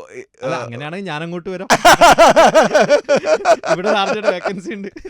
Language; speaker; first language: Malayalam; native; Malayalam